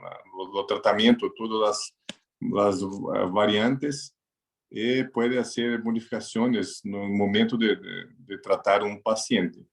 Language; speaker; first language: Spanish; non-native, learner; Portuguese